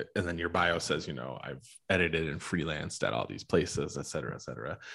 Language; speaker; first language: English; native; English